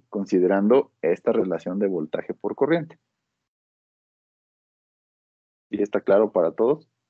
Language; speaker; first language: Spanish; native; Spanish